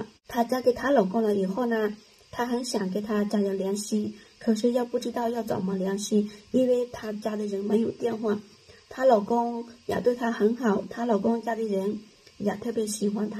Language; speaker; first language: Chinese; non-native, fluent; Lao